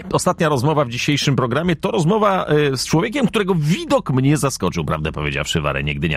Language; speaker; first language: Polish; native; Polish